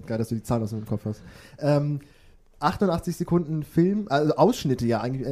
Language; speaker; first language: German; native; German